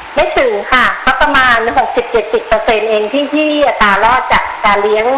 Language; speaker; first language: Thai; native; Thai